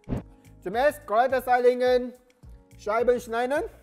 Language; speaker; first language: German; non-native, learner; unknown